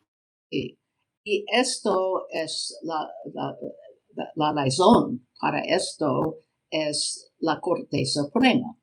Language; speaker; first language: Spanish; non-native, learner; English